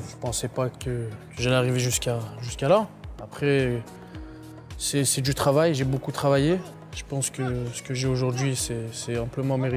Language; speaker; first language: French; native; French